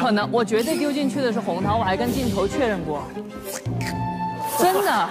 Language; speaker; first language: Chinese; native; Chinese